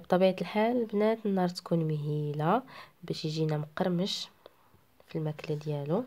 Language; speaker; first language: Arabic; native; Arabic